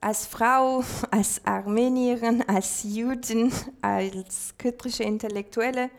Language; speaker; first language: German; non-native, fluent; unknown